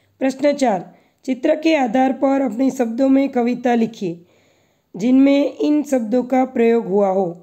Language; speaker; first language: Hindi; non-native, local second language; Gujarati